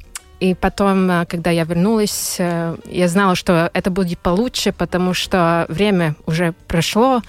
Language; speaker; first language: Russian; non-native, local second language; Latvian